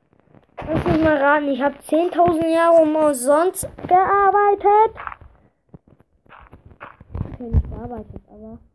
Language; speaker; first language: German; early bilingual, other home language; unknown